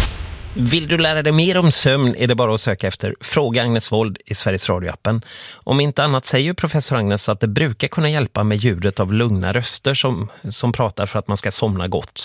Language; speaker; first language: Swedish; native; Swedish